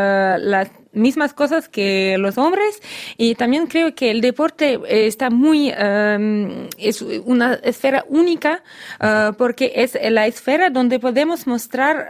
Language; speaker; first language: Spanish; non-native, learner; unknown